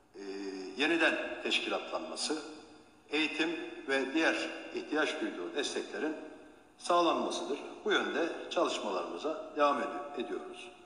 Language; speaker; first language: Turkish; native; Turkish